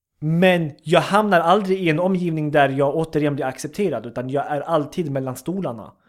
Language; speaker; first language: Swedish; early bilingual, other home language; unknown